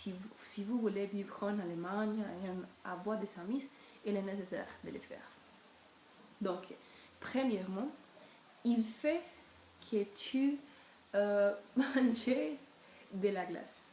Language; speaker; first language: French; non-native, learner; Spanish